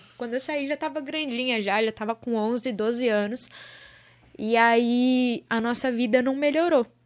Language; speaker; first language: Portuguese; early bilingual, other home language; Arabic